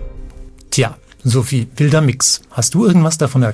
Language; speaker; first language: German; native; German